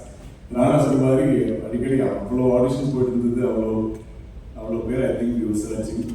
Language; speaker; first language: Tamil; non-native, fluent; Malayalam